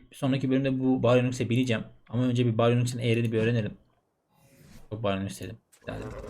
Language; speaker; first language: Turkish; native; Turkish